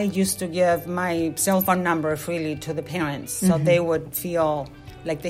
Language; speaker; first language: English; non-native, fluent; Spanish